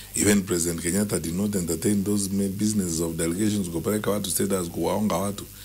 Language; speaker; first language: English; non-native, local second language; Swahili